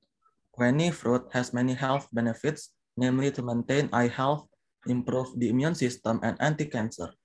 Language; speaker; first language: English; non-native, learner; Indonesian